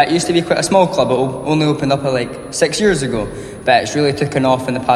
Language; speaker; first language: English; native; English